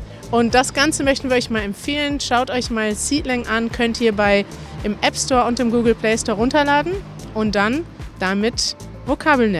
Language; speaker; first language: German; native; German